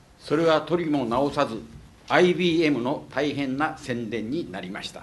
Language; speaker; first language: Japanese; native; Japanese